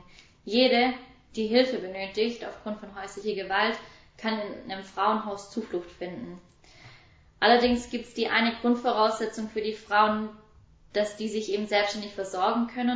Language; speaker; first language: German; native; German